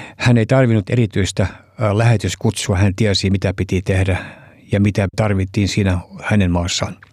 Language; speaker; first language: Finnish; early bilingual, heritage; Finnish